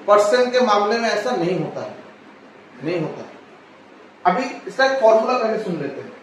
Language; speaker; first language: Hindi; non-native, local second language; Bangla